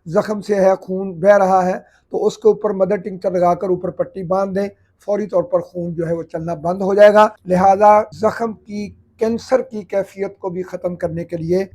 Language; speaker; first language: Urdu; non-native, local second language; Punjabi